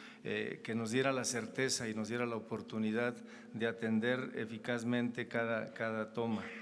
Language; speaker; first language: Spanish; native; Spanish